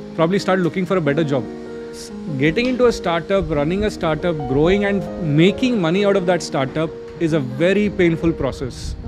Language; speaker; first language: English; non-native, local second language; Hindi